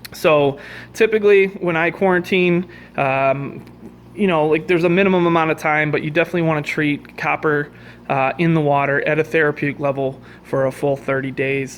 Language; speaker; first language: English; native; English